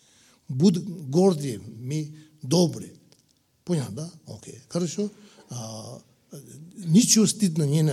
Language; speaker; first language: Russian; non-native, learner; Tibetan